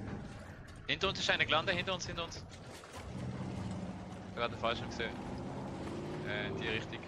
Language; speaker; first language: German; native; German